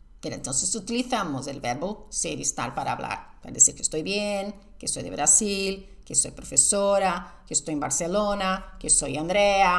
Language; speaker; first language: Spanish; non-native, fluent; Portuguese